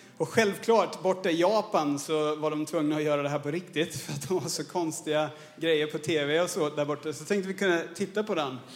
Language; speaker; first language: Swedish; non-native, fluent; English